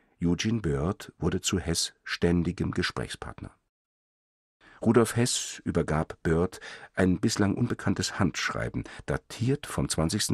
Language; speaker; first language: German; native; German